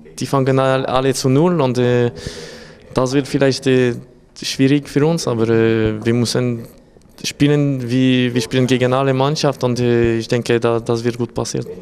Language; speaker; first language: German; non-native, local second language; French